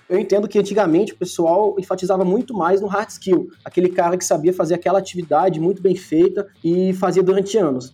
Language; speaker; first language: Portuguese; early bilingual, heritage; Portuguese